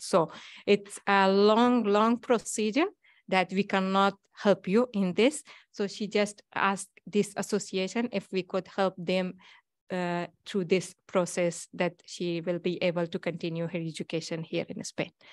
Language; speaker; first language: English; non-native, fluent; Persian